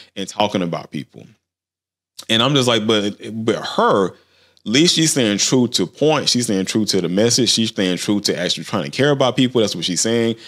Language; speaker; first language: English; native; English